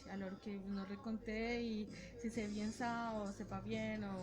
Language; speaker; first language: French; non-native, learner; Spanish